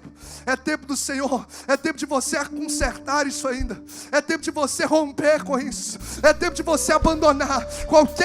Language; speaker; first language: Portuguese; native; Portuguese